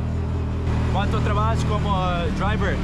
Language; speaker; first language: Spanish; non-native, learner; English